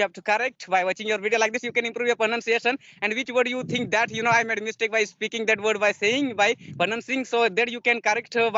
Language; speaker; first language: English; non-native, learner; Santali